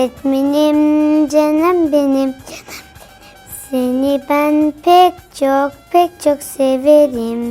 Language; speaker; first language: Turkish; non-native, learner; Pashto